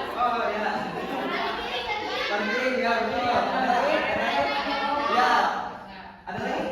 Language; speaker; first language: Indonesian; native; Indonesian